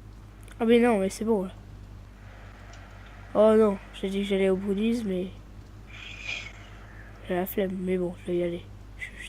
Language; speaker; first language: French; native; French